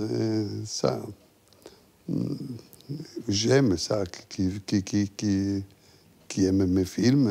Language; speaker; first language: French; non-native, fluent; Italian